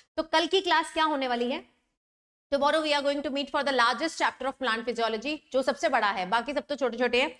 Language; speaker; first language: Hindi; native; Hindi